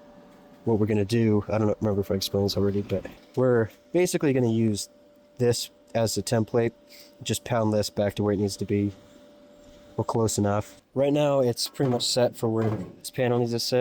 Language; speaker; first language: English; native; English